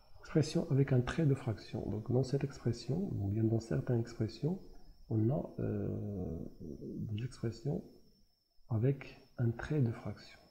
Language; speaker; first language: French; non-native, local second language; Arabic